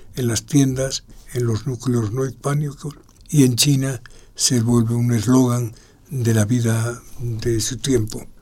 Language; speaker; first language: Spanish; native; Spanish